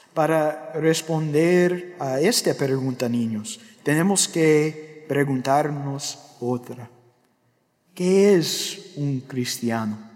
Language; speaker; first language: Spanish; non-native, fluent; English